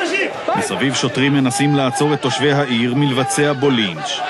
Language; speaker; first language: Hebrew; native; Hebrew